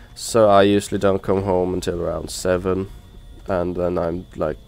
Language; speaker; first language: English; non-native, fluent; Norwegian